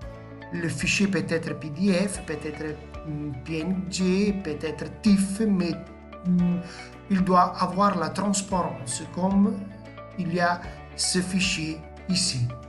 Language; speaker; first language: French; non-native, fluent; Italian